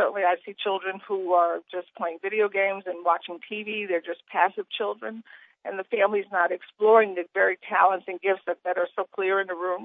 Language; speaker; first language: English; native; English